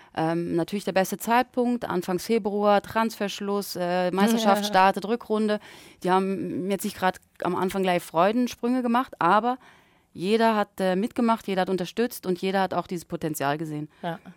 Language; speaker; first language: German; native; German